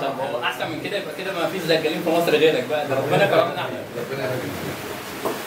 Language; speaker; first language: Arabic; native; Arabic